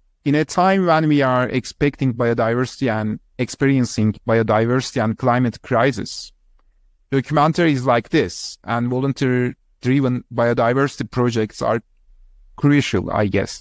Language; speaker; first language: English; non-native, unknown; Turkish